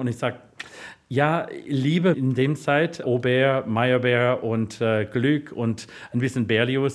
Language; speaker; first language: German; non-native, fluent; English